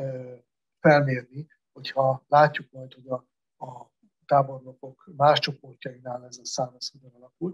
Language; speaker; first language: Hungarian; native; Hungarian